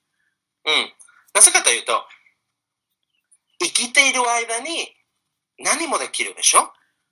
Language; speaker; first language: Japanese; non-native, fluent; Spanish